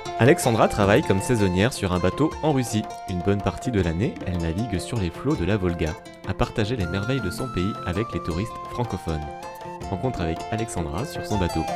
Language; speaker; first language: French; native; French